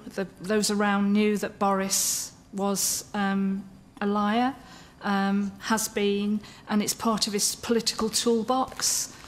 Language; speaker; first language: English; native; English